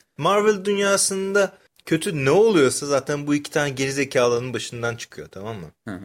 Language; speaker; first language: Turkish; early bilingual, other home language; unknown